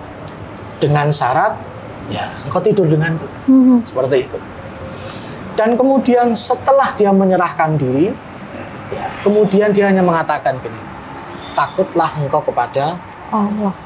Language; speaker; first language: Indonesian; native; Indonesian